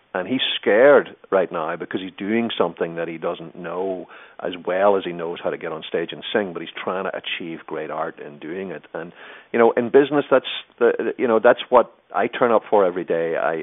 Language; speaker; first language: English; native; English